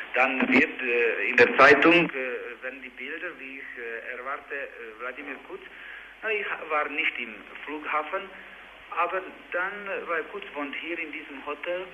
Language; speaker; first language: German; non-native, learner; Czech